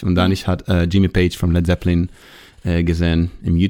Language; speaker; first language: German; non-native, fluent; Hebrew